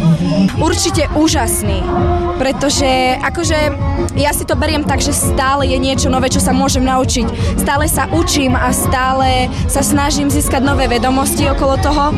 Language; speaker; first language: Slovak; native; Slovak